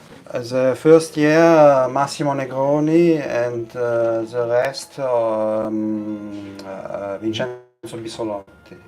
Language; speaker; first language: English; non-native, learner; Italian